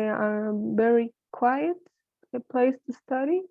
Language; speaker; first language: English; non-native, learner; Spanish